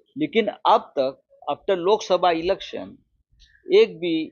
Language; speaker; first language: Hindi; non-native, local second language; Marathi